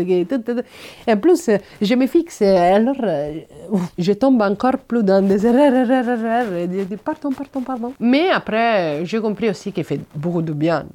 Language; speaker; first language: French; non-native, fluent; Italian